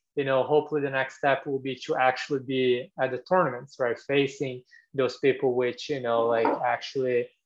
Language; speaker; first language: English; non-native, fluent; Portuguese